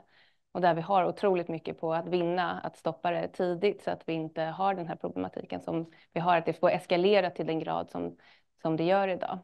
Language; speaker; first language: Swedish; native; Swedish